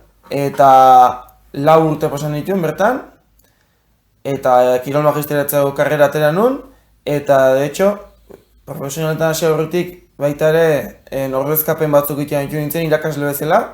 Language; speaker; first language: Basque; native; Basque